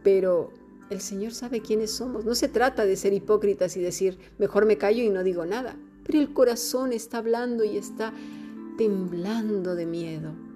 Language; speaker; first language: Spanish; native; Spanish